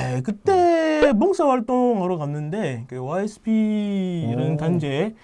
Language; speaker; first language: Korean; non-native, fluent; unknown